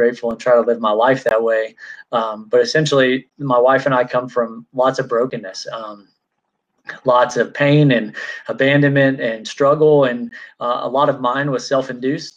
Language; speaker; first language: English; native; English